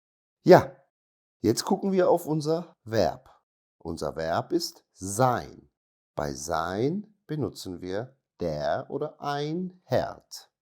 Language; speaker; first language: German; non-native, fluent; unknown